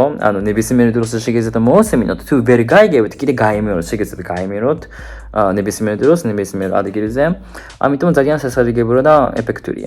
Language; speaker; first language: Georgian; non-native, fluent; Japanese